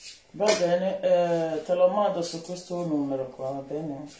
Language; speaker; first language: Italian; non-native, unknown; Bini